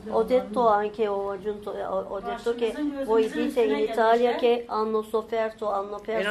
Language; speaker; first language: Italian; non-native, fluent; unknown